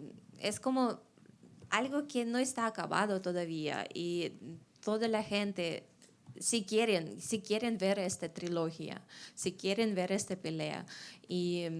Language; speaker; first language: Spanish; non-native, fluent; Russian